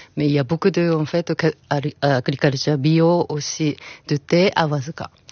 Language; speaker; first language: French; non-native, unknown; Japanese